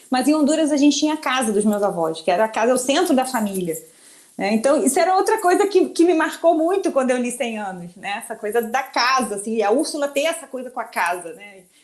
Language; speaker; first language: Portuguese; early bilingual, other home language; Spanish